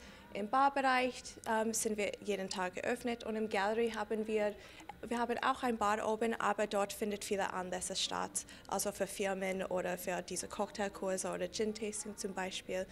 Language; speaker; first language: German; non-native, fluent; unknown